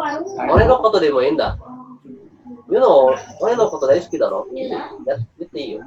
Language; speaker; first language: Japanese; non-native, learner; Indonesian